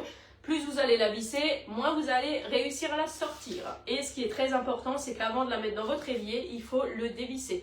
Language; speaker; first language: French; native; French